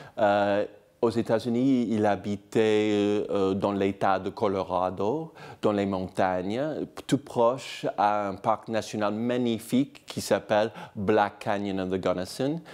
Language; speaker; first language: French; non-native, fluent; English